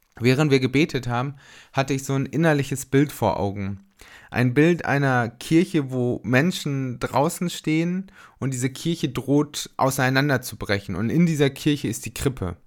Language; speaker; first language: German; native; German